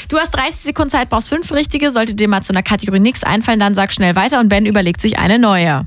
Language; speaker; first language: German; native; German